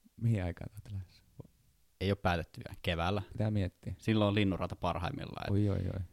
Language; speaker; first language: Finnish; native; Finnish